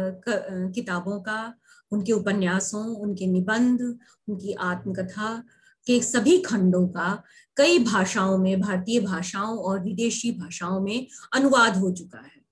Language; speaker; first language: Hindi; native; Hindi